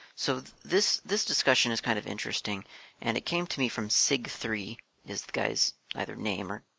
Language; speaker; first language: English; native; English